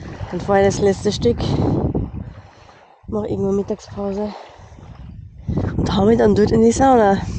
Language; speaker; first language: German; native; German